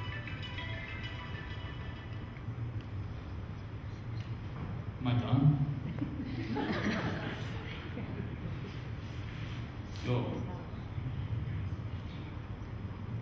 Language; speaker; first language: Chinese; non-native, learner; English